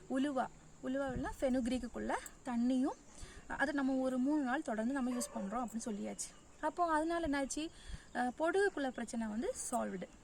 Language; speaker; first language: Tamil; non-native, local second language; Malayalam